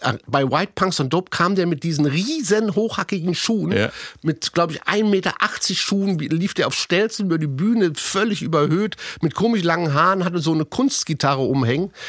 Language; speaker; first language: German; native; German